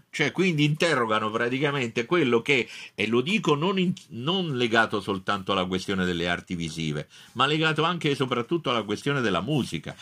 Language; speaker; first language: Italian; native; Italian